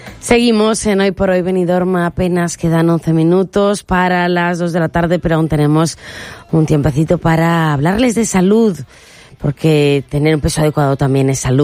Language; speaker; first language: Spanish; native; Spanish